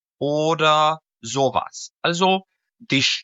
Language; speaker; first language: German; non-native, fluent; Serbian